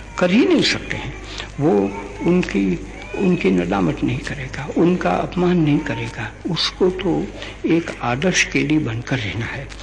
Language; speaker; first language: Hindi; non-native, local second language; Gujarati